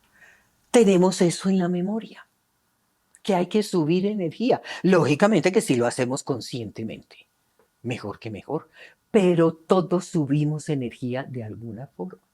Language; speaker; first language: Spanish; native; Spanish